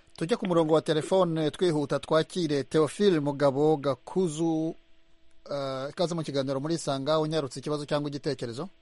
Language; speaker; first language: Kinyarwanda; native; Kinyarwanda